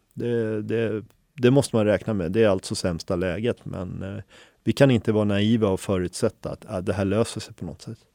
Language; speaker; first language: Swedish; early bilingual, other home language; Finnish